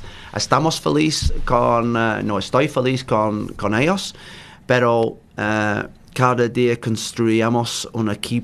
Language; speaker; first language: Spanish; non-native, learner; English